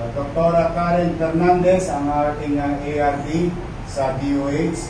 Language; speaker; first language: Filipino; native; Filipino